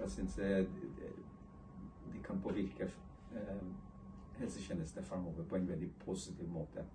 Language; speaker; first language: Norwegian; non-native, fluent; English